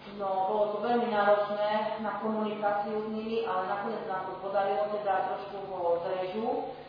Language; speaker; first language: Slovak; native; Slovak